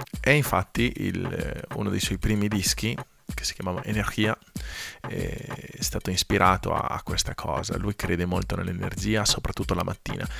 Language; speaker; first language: Italian; non-native, fluent; Spanish